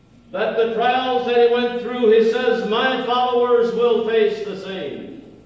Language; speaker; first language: English; native; English